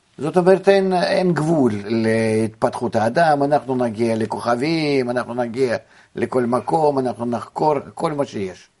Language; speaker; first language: Hebrew; non-native, fluent; Russian